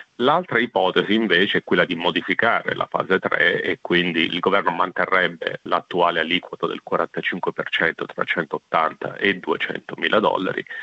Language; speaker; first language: Italian; native; Italian